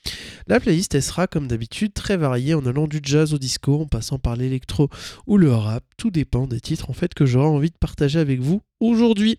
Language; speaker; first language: French; native; French